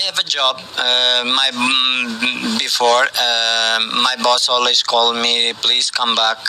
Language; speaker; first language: English; non-native, learner; Portuguese